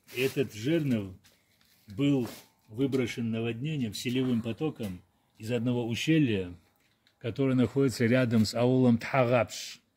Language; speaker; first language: Russian; non-native, local second language; Adyghe